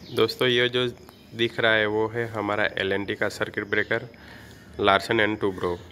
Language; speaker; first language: Hindi; non-native, local second language; Gujarati